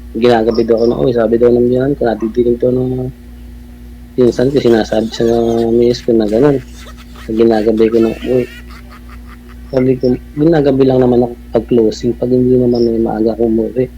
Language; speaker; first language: Filipino; native; Filipino